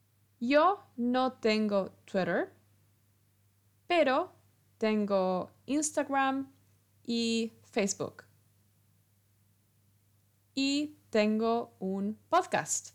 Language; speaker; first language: Spanish; non-native, fluent; English